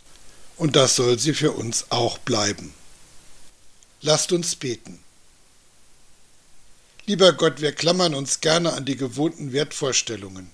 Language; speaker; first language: German; native; German